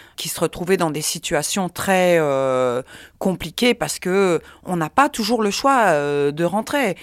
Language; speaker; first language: French; native; French